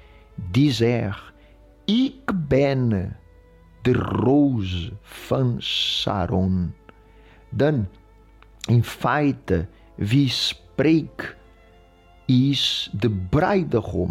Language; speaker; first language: Dutch; non-native, fluent; Portuguese